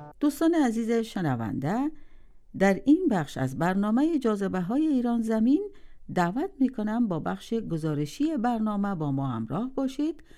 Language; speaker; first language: Persian; native; Persian